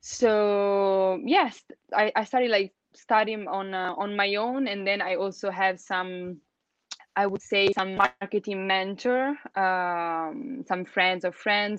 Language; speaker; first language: English; non-native, fluent; Italian